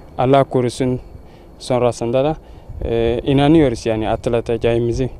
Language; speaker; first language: Turkish; non-native, fluent; Arabic